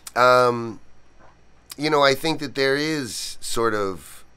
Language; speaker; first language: English; early bilingual, other home language; Spanish